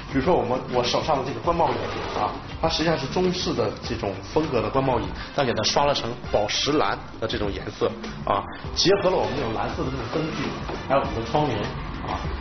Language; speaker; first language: Chinese; native; Chinese